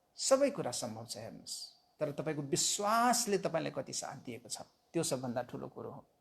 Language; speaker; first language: Nepali; non-native, local second language; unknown